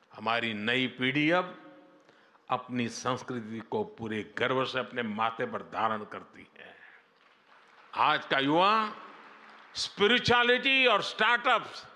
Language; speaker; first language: Hindi; non-native, local second language; Gujarati